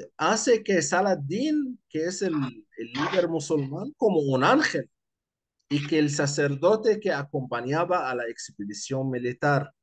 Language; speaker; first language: Spanish; non-native, fluent; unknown